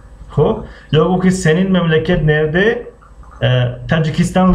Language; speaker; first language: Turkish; non-native, fluent; Tajik